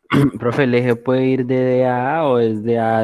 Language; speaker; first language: Spanish; native; Spanish